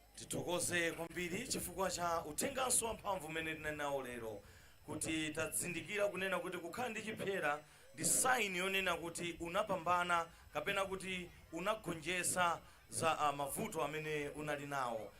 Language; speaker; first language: Nyanja; native; Nyanja